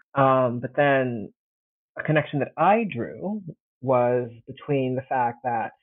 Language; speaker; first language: English; early bilingual, heritage; Italian